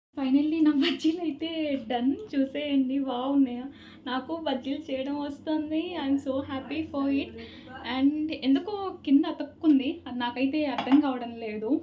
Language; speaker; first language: Telugu; non-native, local second language; Urdu